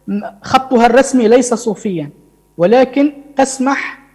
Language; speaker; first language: Arabic; native; Arabic